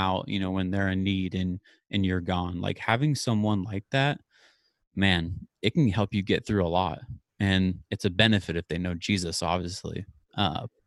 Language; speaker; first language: English; native; English